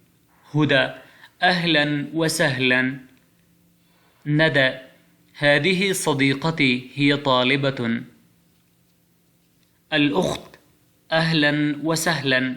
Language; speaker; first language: Arabic; non-native, fluent; Pashto